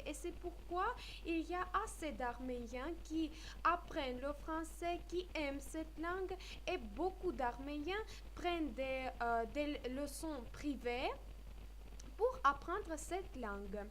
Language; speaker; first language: French; non-native, fluent; Armenian